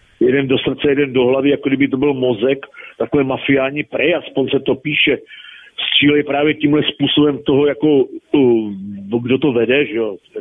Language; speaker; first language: Czech; native; Czech